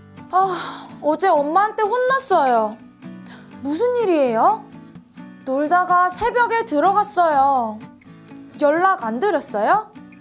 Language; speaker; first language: Korean; native; Korean